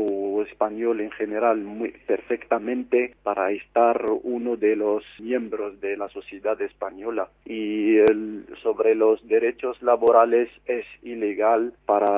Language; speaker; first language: Spanish; non-native, fluent; Arabic